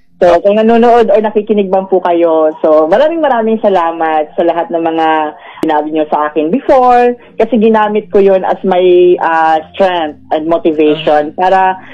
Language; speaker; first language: Filipino; non-native, local second language; Masbatenyo